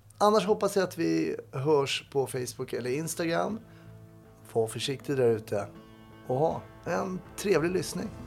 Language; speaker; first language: Swedish; native; Swedish